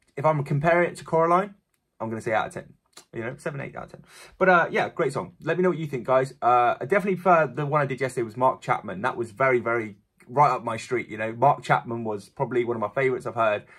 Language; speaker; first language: English; native; English